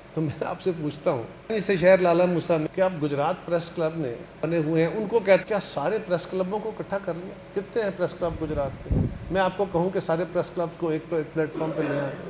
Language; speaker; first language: Urdu; non-native, local second language; Punjabi